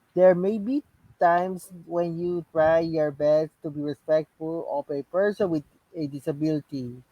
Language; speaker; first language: English; non-native, local second language; Filipino